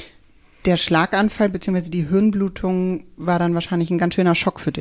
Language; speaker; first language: German; native; German